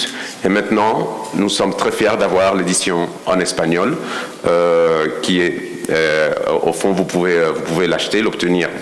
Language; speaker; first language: French; non-native, fluent; Spanish